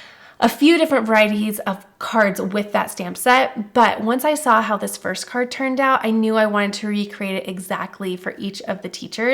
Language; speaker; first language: English; native; English